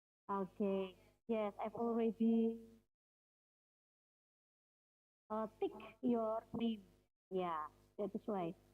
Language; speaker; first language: English; non-native, fluent; Indonesian